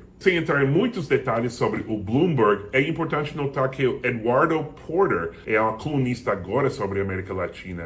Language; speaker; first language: Portuguese; non-native, fluent; English